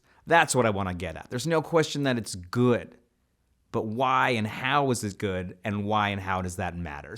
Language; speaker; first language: English; native; English